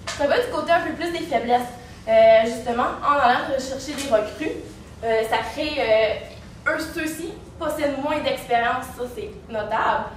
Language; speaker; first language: French; native; French